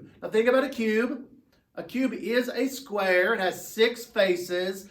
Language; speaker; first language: English; native; English